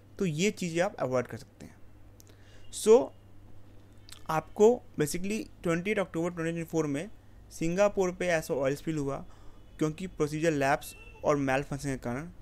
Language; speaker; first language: Hindi; native; Hindi